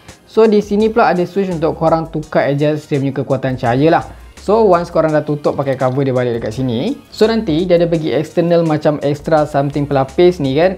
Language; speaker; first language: Malay; native; Malay